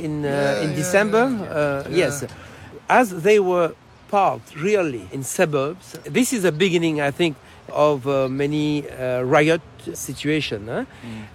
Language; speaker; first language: English; non-native, fluent; French